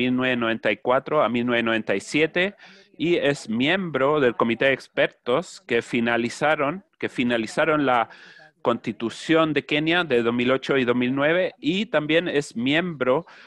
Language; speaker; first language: Spanish; non-native, fluent; English